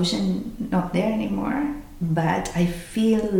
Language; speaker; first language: English; native; English